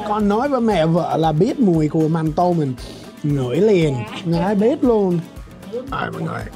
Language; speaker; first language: Vietnamese; non-native, learner; English